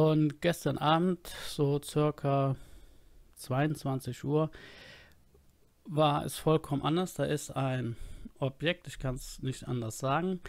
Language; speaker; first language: German; native; German